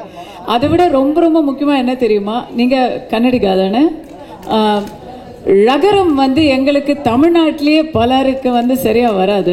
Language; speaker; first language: Tamil; native; Tamil